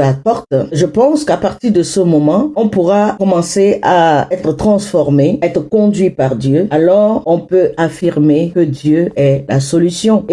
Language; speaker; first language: French; non-native, local second language; Hausa